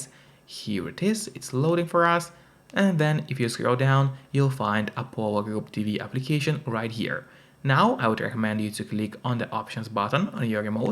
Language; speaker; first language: English; non-native, fluent; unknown